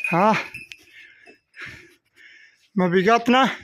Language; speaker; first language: Filipino; non-native, learner; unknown